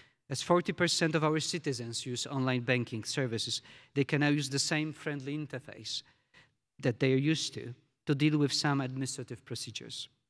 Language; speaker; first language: English; non-native, fluent; Polish